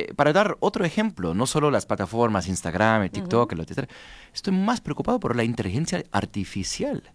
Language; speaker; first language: Spanish; non-native, fluent; English